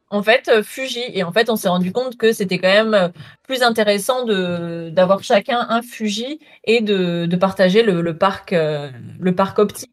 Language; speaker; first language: French; native; French